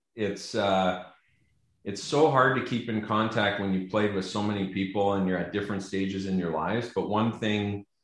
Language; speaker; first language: English; native; English